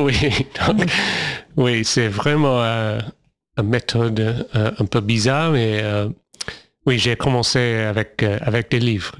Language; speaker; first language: French; non-native, fluent; English